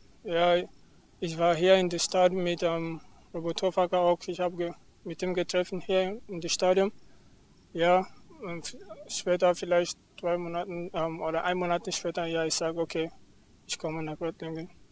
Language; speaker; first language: German; non-native, learner; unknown